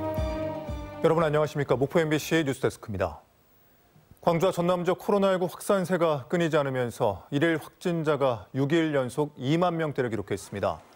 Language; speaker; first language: Korean; native; Korean